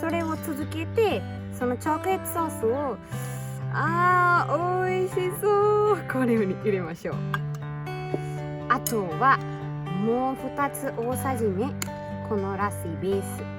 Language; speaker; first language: Japanese; non-native, fluent; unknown